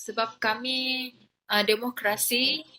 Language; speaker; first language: Malay; native; Malay